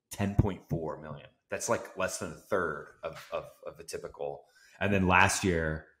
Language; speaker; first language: English; native; English